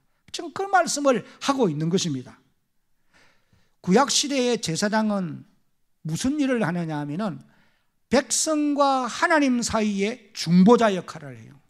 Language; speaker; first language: Korean; native; Korean